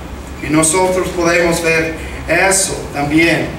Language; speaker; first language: Spanish; non-native, fluent; English